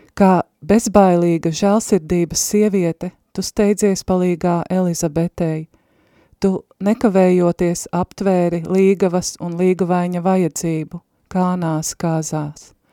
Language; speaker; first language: Latvian; native; Latvian